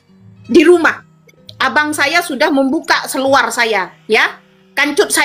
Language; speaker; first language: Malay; non-native, local second language; Madurese